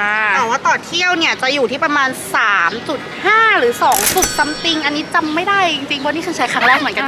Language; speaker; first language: Thai; native; Thai